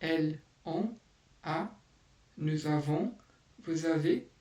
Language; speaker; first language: French; non-native, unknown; Portuguese